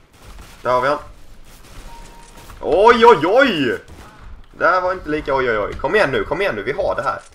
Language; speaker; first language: Swedish; native; Swedish